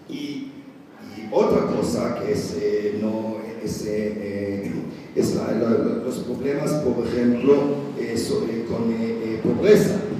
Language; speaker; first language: Spanish; non-native, learner; Hebrew